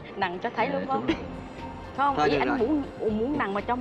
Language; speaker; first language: Vietnamese; native; Vietnamese